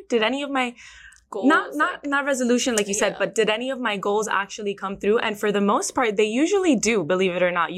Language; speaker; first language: English; early bilingual, other home language; Spanish